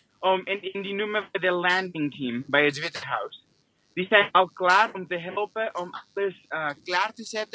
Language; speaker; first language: Dutch; non-native, fluent; English